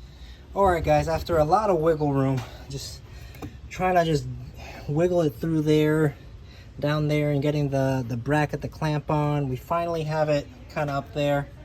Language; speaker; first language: English; native; English